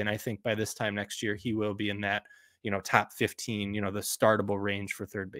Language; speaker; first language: English; native; English